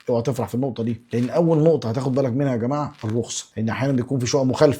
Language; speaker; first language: Arabic; native; Arabic